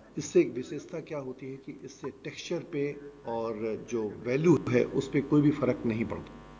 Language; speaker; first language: Hindi; native; Hindi